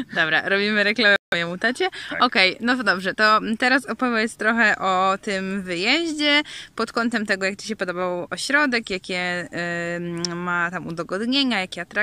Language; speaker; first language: Polish; native; Polish